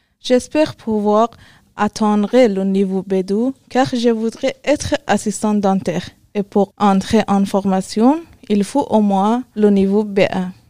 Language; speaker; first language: French; non-native, learner; Persian